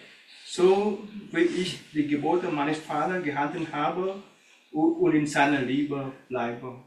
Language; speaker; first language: German; non-native, learner; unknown